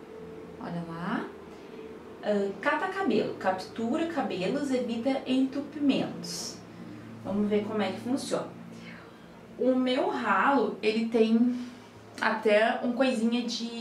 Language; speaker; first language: Portuguese; native; Portuguese